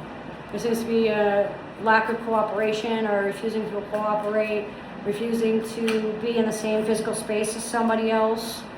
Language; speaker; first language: English; native; English